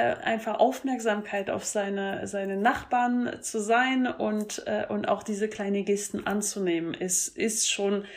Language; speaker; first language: German; non-native, fluent; French